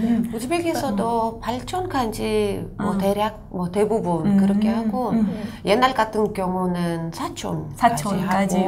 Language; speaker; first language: Korean; non-native, fluent; Russian